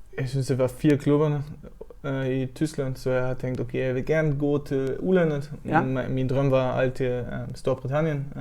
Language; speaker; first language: Danish; non-native, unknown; German